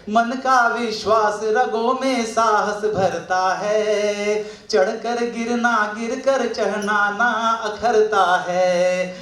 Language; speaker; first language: Hindi; non-native, local second language; Bhojpuri